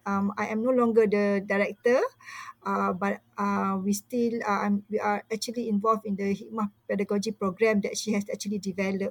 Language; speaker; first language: English; non-native, local second language; Malay